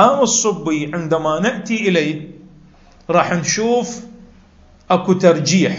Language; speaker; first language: Arabic; native; Arabic